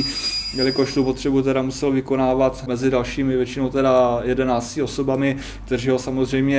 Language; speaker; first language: Czech; native; Czech